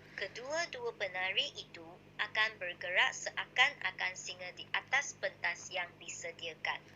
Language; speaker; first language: Malay; non-native, local second language; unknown